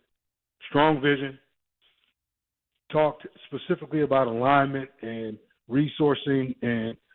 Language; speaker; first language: English; native; English